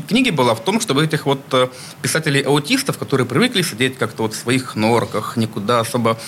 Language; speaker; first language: Russian; native; Russian